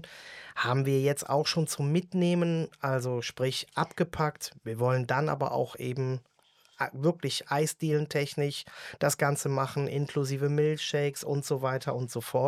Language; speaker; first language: German; native; German